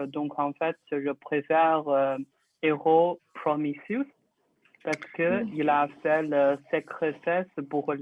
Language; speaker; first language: French; non-native, learner; Chinese